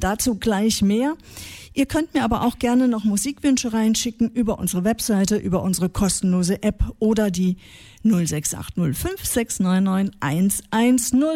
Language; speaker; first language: German; native; German